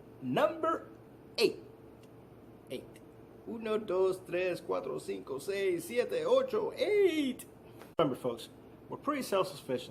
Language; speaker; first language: English; native; English